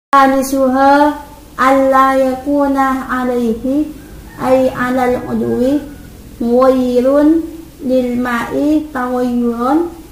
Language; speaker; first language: Arabic; non-native, fluent; Indonesian